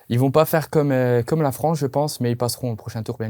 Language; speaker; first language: French; native; French